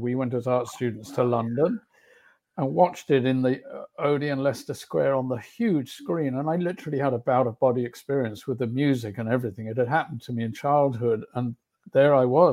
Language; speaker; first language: English; native; English